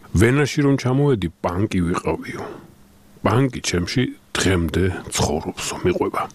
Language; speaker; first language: Georgian; native; Georgian